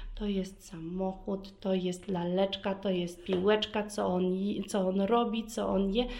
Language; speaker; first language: Polish; early bilingual, heritage; Polish